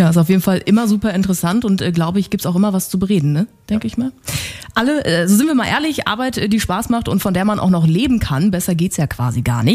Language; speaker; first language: German; native; German